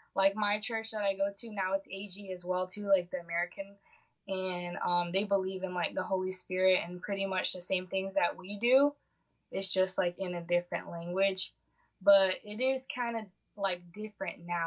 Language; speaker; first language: English; early bilingual, other home language; Portuguese